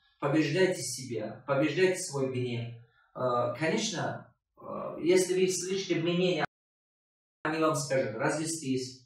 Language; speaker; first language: Russian; non-native, local second language; Tajik